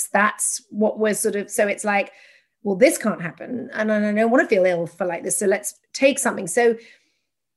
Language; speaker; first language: English; native; English